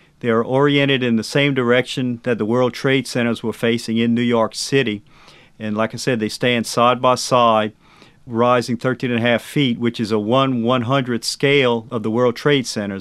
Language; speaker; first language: English; early bilingual, other home language; French